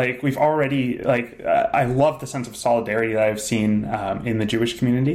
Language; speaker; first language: English; native; English